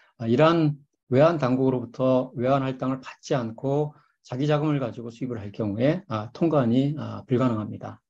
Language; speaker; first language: Korean; native; Korean